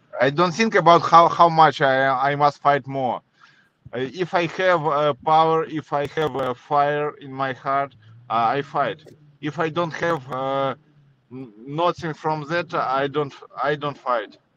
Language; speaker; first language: English; non-native, learner; Russian